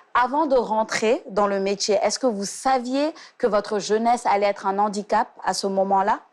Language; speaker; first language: French; non-native, local second language; Wolof